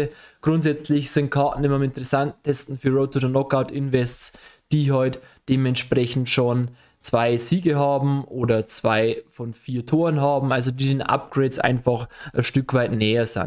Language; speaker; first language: German; native; German